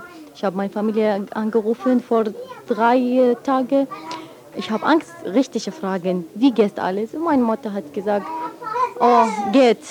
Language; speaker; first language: German; non-native, learner; Arabic